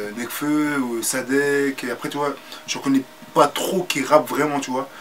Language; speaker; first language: French; native; French